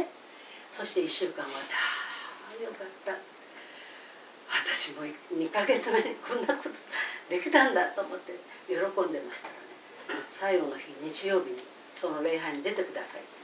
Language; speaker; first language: Japanese; native; Japanese